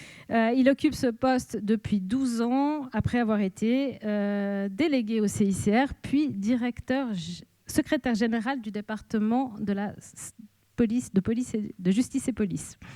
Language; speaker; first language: French; native; French